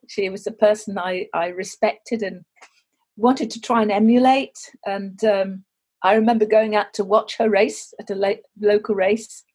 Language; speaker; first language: English; native; English